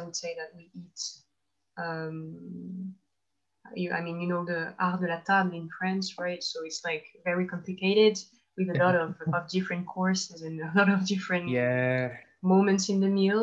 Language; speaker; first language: English; non-native, fluent; French